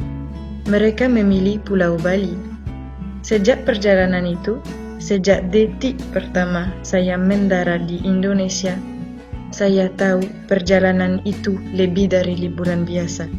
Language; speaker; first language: Indonesian; non-native, fluent; French